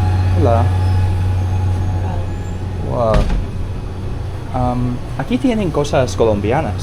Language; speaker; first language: Spanish; non-native, learner; English